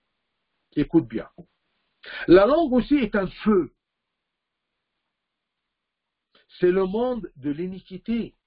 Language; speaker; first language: French; non-native, fluent; Arabic